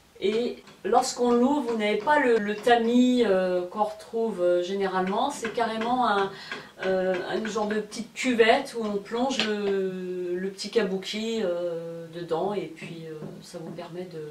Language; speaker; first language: French; native; French